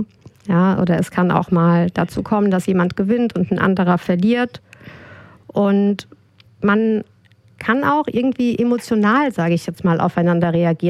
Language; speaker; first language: German; native; German